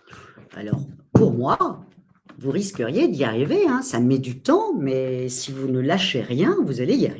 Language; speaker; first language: French; native; French